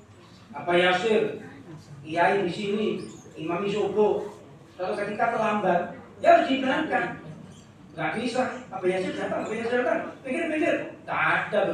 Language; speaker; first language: Indonesian; native; Indonesian